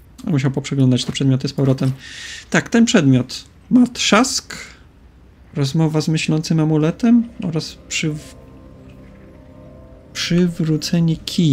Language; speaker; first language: Polish; native; Polish